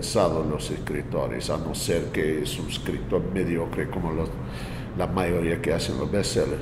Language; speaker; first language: Spanish; non-native, fluent; English